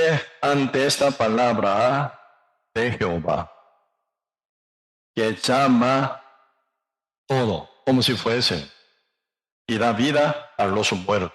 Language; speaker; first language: Spanish; non-native, learner; Korean